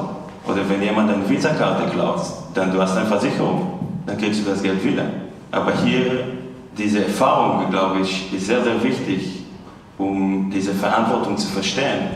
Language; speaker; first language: German; non-native, fluent; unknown